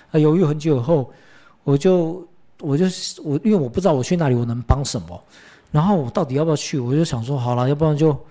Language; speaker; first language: Chinese; early bilingual, heritage; Chinese